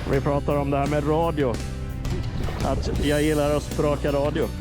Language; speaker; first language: Swedish; native; Swedish